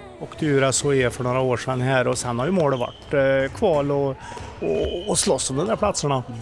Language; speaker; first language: Swedish; native; Swedish